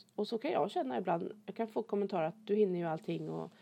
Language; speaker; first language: Swedish; native; Swedish